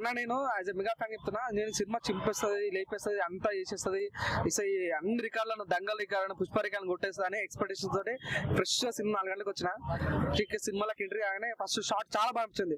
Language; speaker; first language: Telugu; native; Telugu